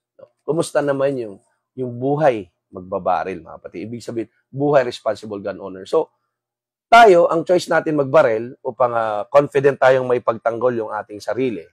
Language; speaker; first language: Filipino; non-native, local second language; Waray